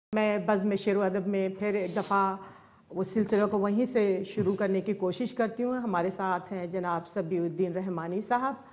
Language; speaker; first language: Urdu; native; Urdu